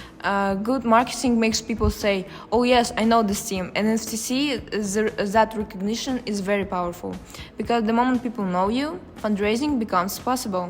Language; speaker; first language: English; non-native, fluent; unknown